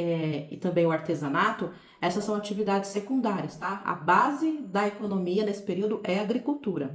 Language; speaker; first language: Portuguese; native; Portuguese